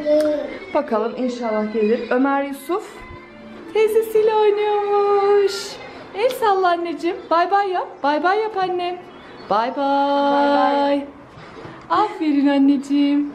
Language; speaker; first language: Turkish; native; Turkish